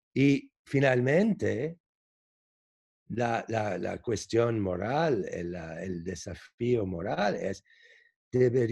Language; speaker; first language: Spanish; non-native, fluent; English